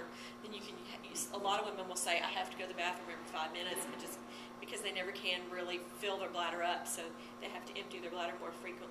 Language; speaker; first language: English; native; English